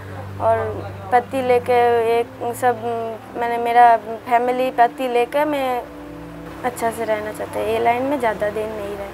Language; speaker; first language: Hindi; non-native, local second language; Bangla